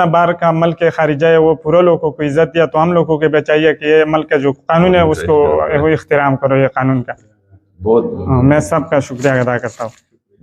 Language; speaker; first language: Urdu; non-native, local second language; Pashto